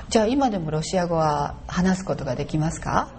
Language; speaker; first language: Japanese; native; Japanese